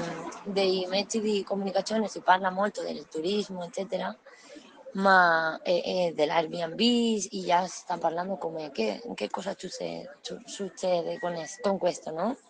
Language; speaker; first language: Italian; non-native, learner; Spanish